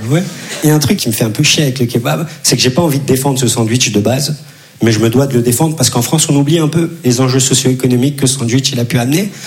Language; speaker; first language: French; early bilingual, other home language; Turkish